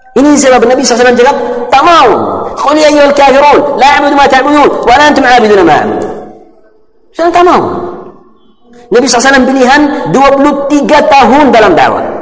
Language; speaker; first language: Malay; non-native, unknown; Arabic